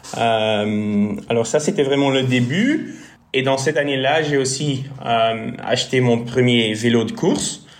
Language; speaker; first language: French; non-native, fluent; Dutch